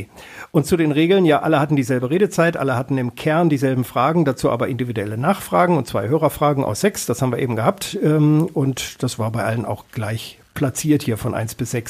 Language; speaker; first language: German; native; German